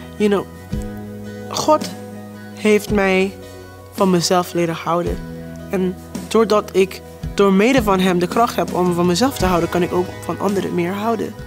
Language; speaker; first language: Dutch; non-native, local second language; Papiamento